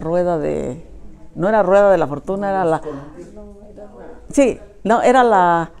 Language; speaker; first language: Spanish; native; Spanish